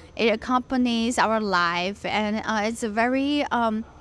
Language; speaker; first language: English; non-native, fluent; Chinese